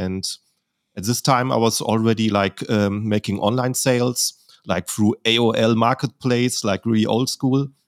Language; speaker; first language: English; non-native, fluent; German